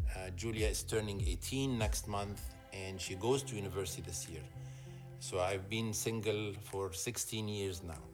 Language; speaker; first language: English; non-native, fluent; Arabic